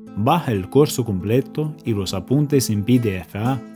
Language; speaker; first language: Spanish; non-native, fluent; English